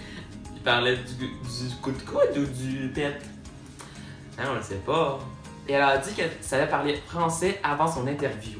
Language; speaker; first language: French; native; French